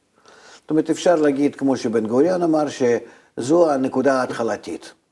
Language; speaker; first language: Hebrew; non-native, fluent; Russian